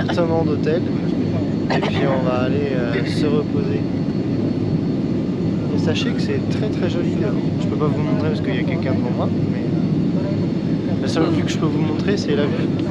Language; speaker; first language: French; native; French